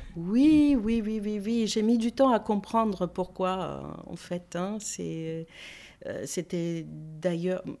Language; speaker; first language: French; non-native, fluent; Greek